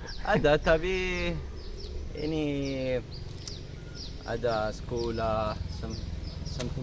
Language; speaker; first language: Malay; non-native, learner; Arabic